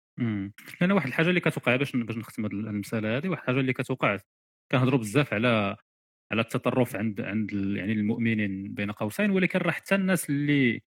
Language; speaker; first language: Arabic; native; Arabic